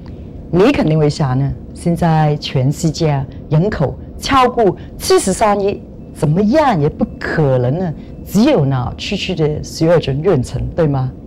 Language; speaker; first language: Chinese; non-native, local second language; Cantonese